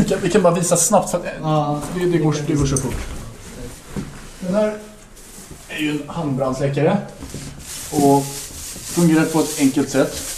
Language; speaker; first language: Swedish; native; Swedish